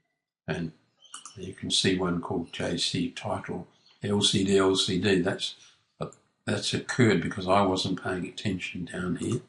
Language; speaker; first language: English; native; English